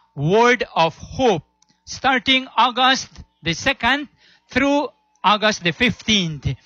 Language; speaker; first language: English; non-native, local second language; Spanish